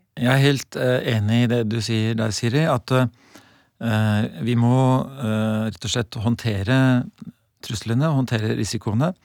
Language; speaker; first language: Norwegian; native; Norwegian